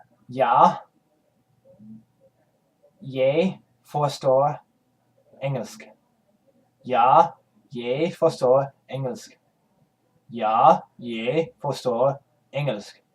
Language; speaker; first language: Danish; non-native, learner; English